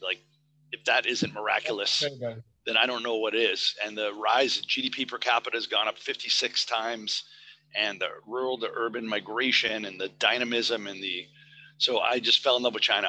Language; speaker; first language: English; native; English